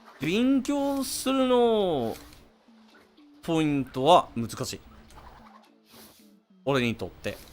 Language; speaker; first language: Japanese; non-native, learner; English